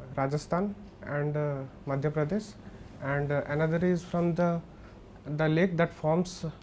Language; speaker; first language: English; non-native, local second language; Odia